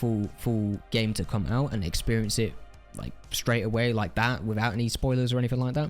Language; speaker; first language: English; native; English